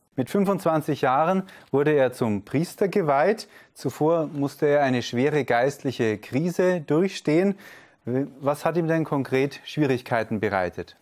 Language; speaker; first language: German; native; German